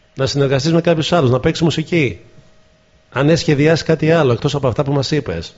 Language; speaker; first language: Greek; native; Greek